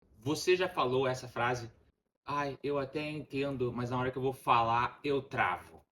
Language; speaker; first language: Portuguese; early bilingual, heritage; Portuguese